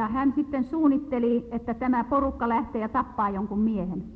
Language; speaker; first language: Finnish; native; Finnish